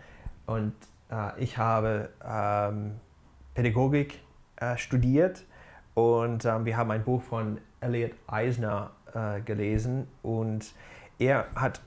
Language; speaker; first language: German; non-native, fluent; English